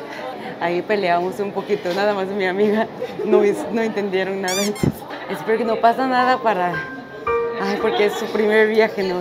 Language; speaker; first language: Spanish; non-native, fluent; Korean